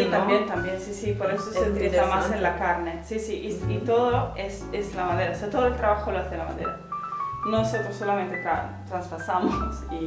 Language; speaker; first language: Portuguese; non-native, learner; Italian